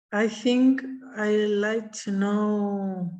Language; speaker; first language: English; non-native, learner; Spanish